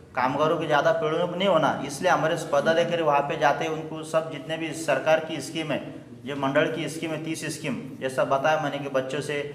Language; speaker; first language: Hindi; non-native, local second language; Marathi